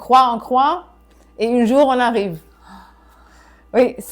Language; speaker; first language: French; non-native, fluent; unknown